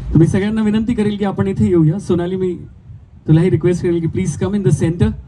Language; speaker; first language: Marathi; non-native, local second language; Hindi